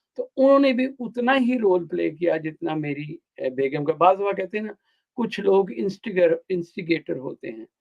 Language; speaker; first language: Urdu; non-native, local second language; Punjabi